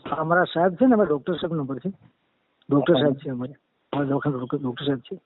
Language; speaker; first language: Gujarati; non-native, local second language; Bhili